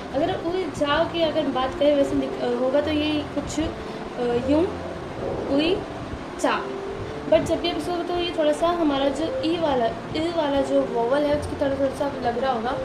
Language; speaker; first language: Hindi; native; Hindi